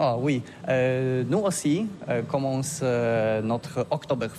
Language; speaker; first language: French; non-native, learner; Polish